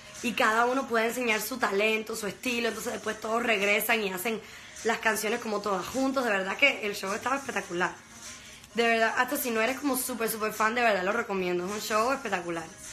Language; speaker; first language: Spanish; early bilingual, heritage; Spanish